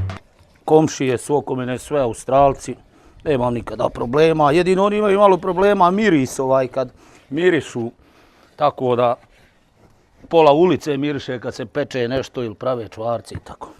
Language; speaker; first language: Bosnian; native; Bosnian